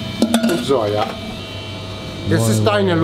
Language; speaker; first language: German; non-native, learner; Turkish